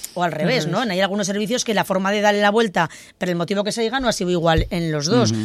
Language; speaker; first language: Spanish; non-native, local second language; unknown